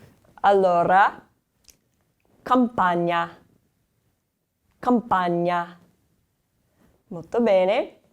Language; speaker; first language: Italian; non-native, fluent; English